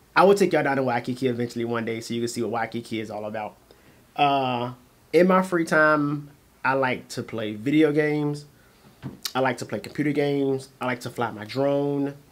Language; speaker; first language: English; native; English